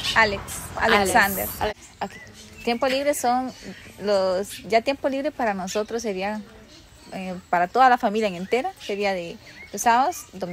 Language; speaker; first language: Spanish; native; Spanish